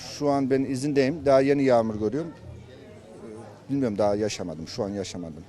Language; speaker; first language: Turkish; early bilingual, heritage; Turkish